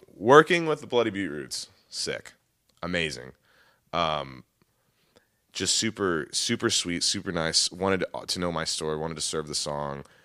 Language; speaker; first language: English; native; English